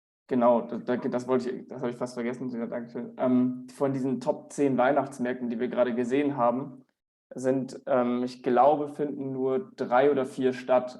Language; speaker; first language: German; native; German